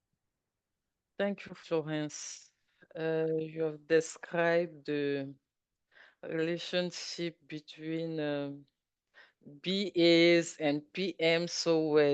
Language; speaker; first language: English; non-native, local second language; French